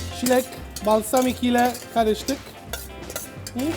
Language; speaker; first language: Turkish; non-native, learner; Italian